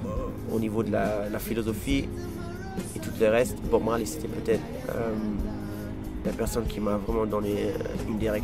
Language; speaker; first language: French; non-native, fluent; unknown